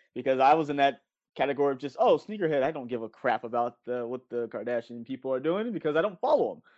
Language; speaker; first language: English; native; English